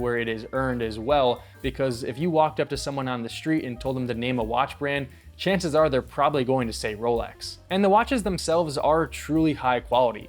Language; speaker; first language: English; native; English